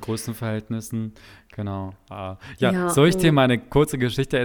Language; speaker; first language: German; native; German